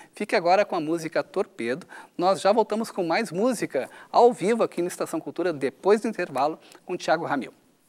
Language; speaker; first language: Portuguese; native; Portuguese